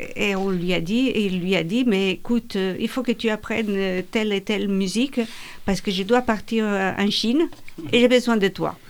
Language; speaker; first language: French; non-native, fluent; Portuguese